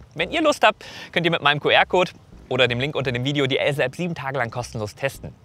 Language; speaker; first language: German; native; German